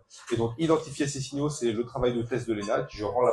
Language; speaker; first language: French; native; French